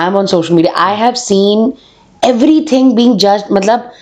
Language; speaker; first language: English; non-native, local second language; Hindi